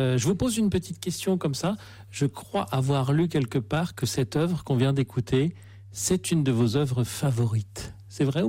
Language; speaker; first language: French; native; French